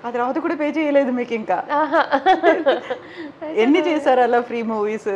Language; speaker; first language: Telugu; native; Telugu